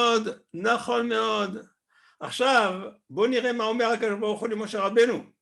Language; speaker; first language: Hebrew; non-native, fluent; French